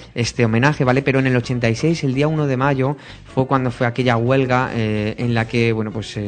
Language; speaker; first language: Spanish; native; Spanish